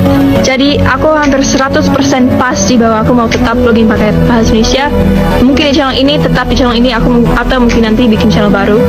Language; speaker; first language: Indonesian; early bilingual, other home language; English